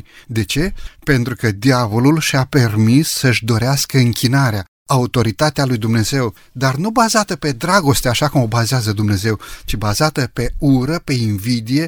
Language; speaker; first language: Romanian; native; Romanian